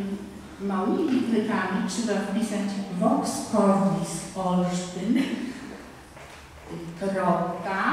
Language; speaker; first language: Polish; native; Polish